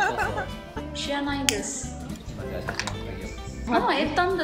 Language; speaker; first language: Japanese; non-native, fluent; Burmese